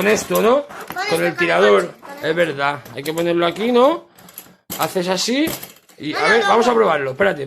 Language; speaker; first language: Spanish; native; Spanish